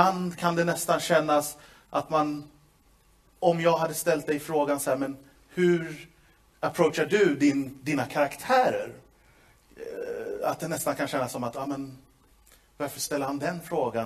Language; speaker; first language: Swedish; native; Swedish